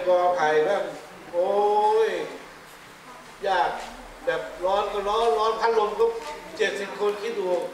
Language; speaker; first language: Thai; native; Thai